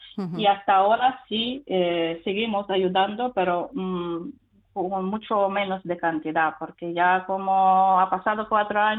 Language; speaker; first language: Spanish; non-native, fluent; Ukrainian